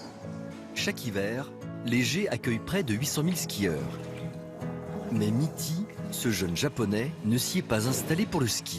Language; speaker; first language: French; native; French